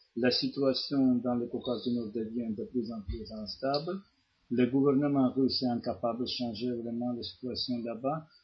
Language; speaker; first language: French; non-native, fluent; Georgian